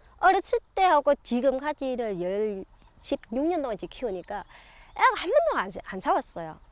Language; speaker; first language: Korean; non-native, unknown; Vietnamese